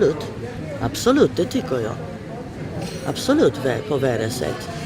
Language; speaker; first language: Swedish; non-native, fluent; Polish